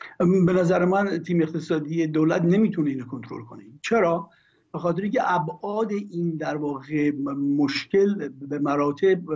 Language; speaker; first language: Persian; native; Persian